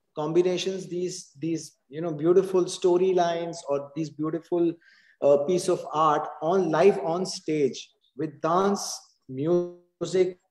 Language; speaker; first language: English; non-native, local second language; Hindi